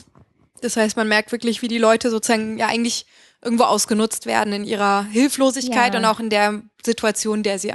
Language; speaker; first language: German; native; German